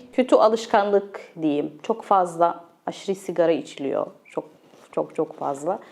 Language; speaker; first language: Turkish; non-native, fluent; Arabic